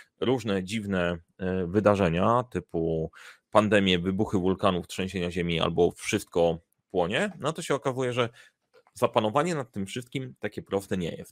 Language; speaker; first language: Polish; native; Polish